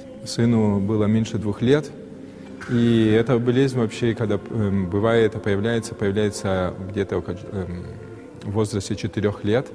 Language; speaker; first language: Russian; native; Russian